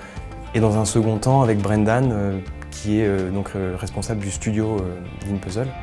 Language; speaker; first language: French; native; French